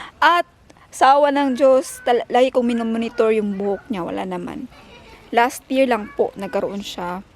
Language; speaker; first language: Filipino; non-native, local second language; Cebuano